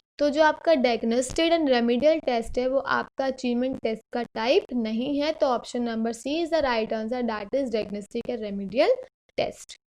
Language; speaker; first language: Hindi; native; Hindi